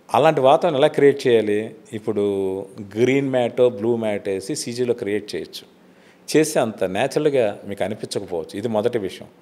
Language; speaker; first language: Telugu; native; Telugu